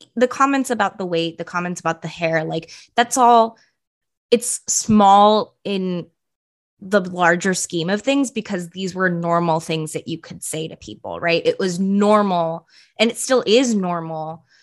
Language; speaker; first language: English; early bilingual, other home language; Punjabi